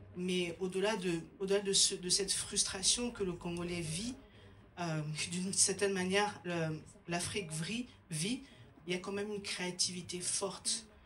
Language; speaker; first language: French; non-native, local second language; Lingala